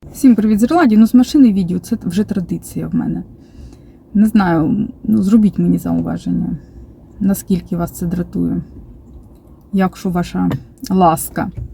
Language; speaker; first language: Ukrainian; non-native, local second language; Russian